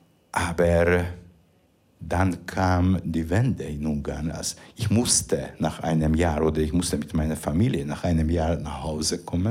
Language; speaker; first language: German; non-native, fluent; Hungarian